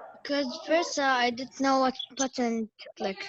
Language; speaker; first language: English; non-native, learner; Arabic